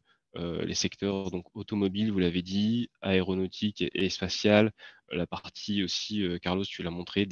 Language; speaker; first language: French; native; French